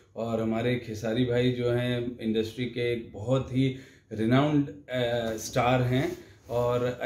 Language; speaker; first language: Hindi; native; Hindi